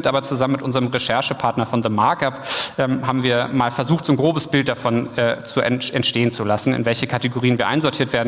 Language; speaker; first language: German; native; German